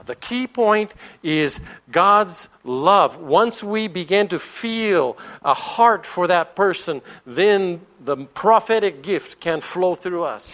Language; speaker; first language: English; native; English